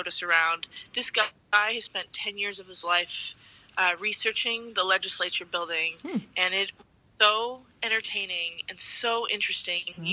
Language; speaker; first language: English; native; English